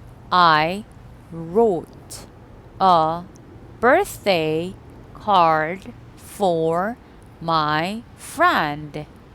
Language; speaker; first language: English; non-native, fluent; Korean